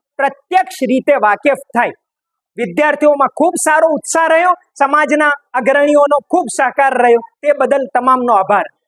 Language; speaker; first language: Gujarati; native; Gujarati